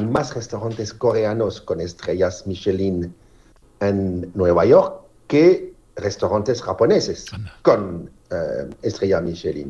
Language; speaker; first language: Spanish; non-native, learner; French